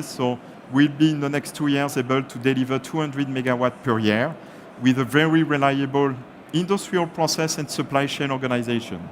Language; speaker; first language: English; non-native, fluent; French